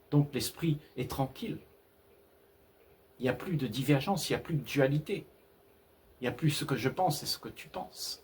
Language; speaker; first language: French; native; French